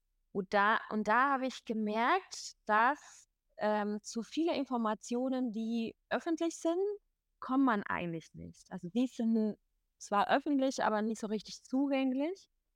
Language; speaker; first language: German; non-native, fluent; Spanish